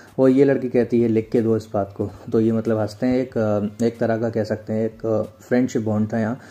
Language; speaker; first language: Hindi; native; Hindi